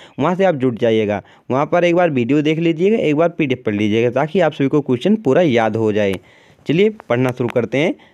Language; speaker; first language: Hindi; native; Hindi